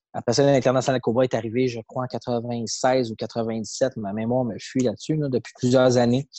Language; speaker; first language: French; native; French